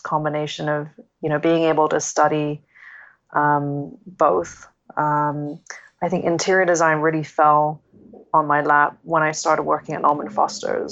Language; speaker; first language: English; non-native, local second language; Cantonese